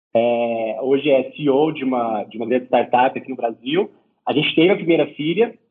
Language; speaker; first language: Portuguese; native; Portuguese